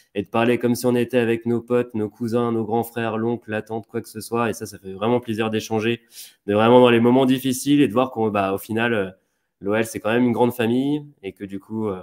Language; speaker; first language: French; native; French